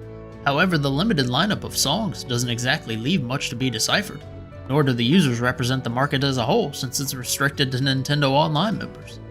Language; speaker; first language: English; native; English